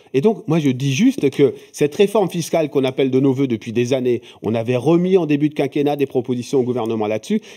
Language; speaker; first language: French; native; French